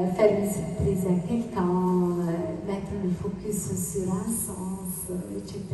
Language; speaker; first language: French; non-native, fluent; Italian